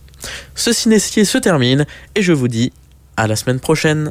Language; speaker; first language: French; native; French